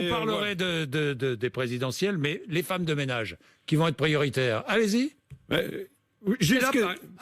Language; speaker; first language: French; native; French